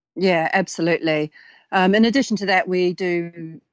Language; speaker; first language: English; native; English